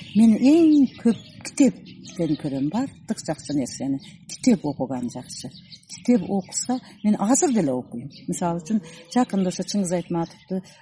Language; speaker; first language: Kyrgyz; non-native, local second language; Uzbek